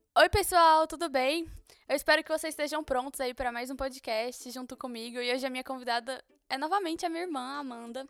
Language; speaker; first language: Portuguese; early bilingual, heritage; Portuguese